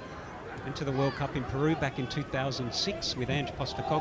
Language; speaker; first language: English; native; English